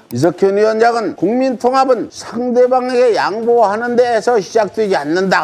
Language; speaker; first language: Korean; native; Korean